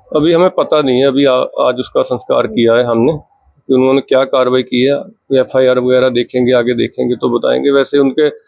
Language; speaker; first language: Hindi; native; Hindi